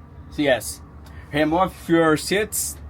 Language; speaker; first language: English; non-native, learner; Portuguese